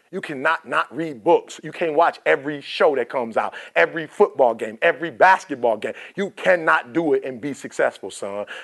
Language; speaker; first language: English; native; English